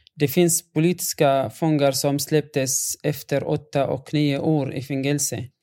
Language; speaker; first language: Swedish; non-native, fluent; Arabic